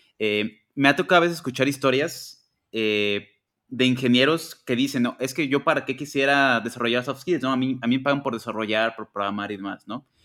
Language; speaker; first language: Spanish; native; Spanish